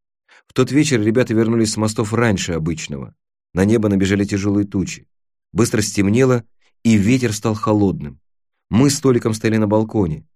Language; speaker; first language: Russian; native; Russian